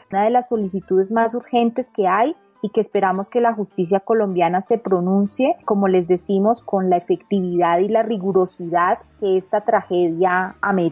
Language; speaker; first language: Spanish; native; Spanish